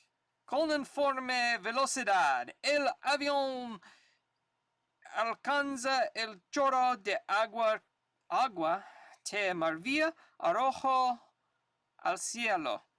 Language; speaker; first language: Spanish; non-native, learner; English